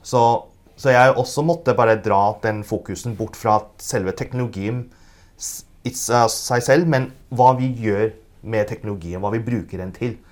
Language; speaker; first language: Norwegian; early bilingual, other home language; Cantonese